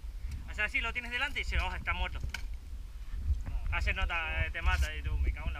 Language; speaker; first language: Spanish; native; Spanish